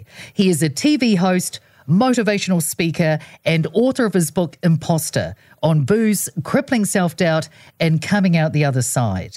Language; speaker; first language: English; non-native, local second language; Samoan